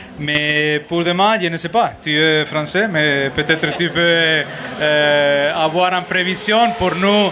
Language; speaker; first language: French; non-native, learner; Spanish